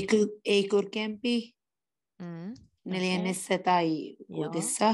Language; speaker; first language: Finnish; non-native, learner; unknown